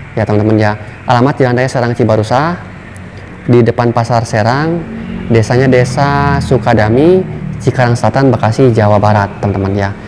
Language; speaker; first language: Indonesian; native; Indonesian